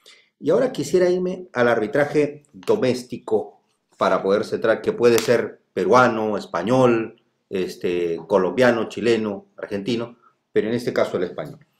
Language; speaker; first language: Spanish; native; Spanish